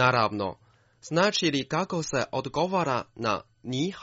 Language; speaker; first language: Croatian; non-native, fluent; Chinese